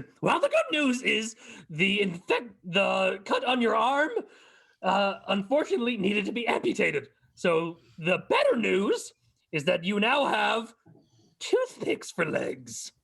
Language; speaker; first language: English; native; English